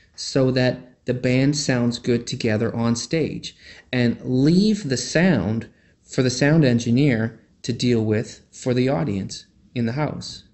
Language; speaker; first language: English; native; English